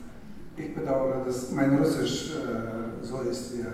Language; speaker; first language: German; non-native, fluent; Russian